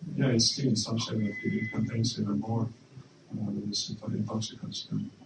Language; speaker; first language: English; non-native, fluent; Russian